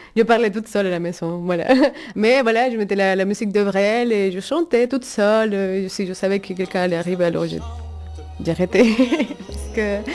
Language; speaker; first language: French; non-native, fluent; Spanish